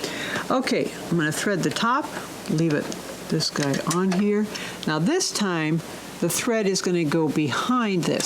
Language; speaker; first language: English; native; English